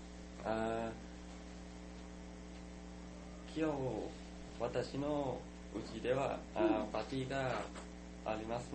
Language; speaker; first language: Japanese; non-native, learner; Thai